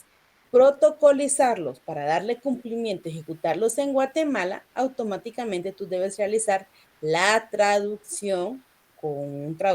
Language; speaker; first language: Spanish; native; Spanish